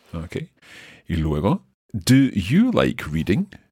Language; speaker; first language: English; native; English